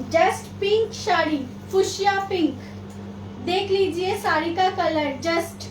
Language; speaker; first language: Hindi; non-native, local second language; Bangla